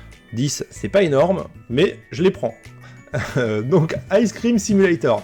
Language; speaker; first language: French; native; French